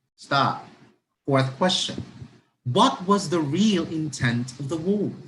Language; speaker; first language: English; non-native, local second language; Filipino